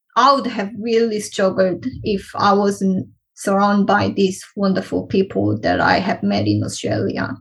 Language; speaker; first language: English; non-native, fluent; Korean